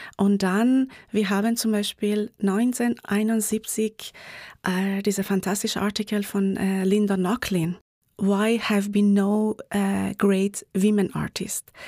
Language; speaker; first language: German; non-native, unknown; Persian